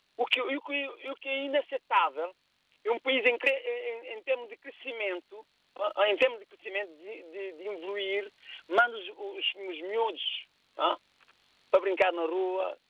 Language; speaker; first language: Portuguese; non-native, local second language; Kabuverdianu